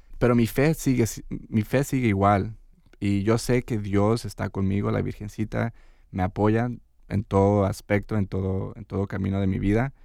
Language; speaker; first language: Spanish; early bilingual, heritage; Spanish